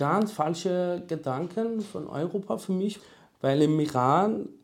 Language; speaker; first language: German; non-native, learner; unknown